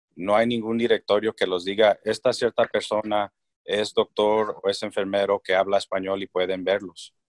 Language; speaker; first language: Spanish; early bilingual, heritage; Spanish